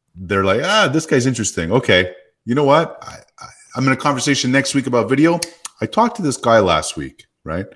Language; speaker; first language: English; native; English